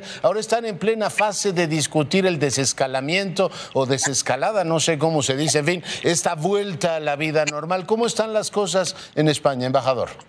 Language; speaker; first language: Spanish; native; Spanish